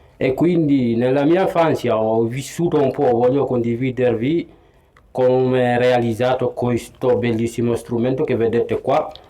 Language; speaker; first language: Italian; non-native, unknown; Fula